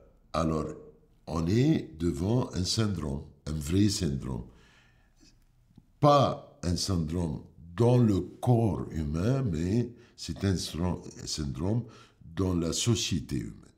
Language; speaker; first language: French; non-native, fluent; Arabic